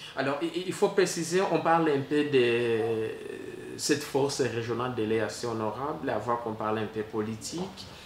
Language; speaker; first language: French; non-native, local second language; Swahili